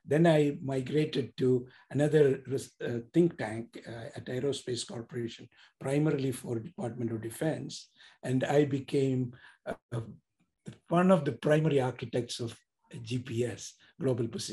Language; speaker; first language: English; non-native, local second language; Tamil